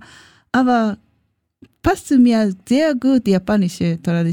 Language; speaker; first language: German; non-native, learner; Japanese